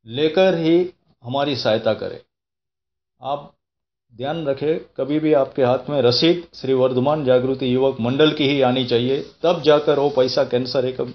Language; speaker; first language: Hindi; non-native, local second language; Gujarati